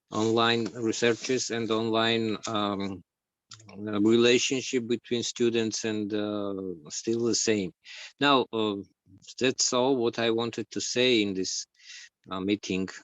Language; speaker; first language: English; non-native, learner; Georgian